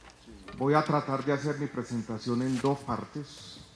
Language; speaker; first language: Spanish; native; Spanish